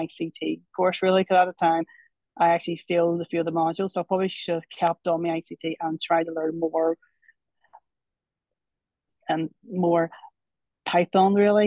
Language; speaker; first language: English; native; English